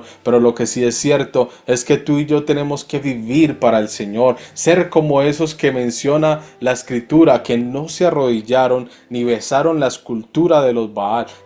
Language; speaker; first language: Spanish; native; Spanish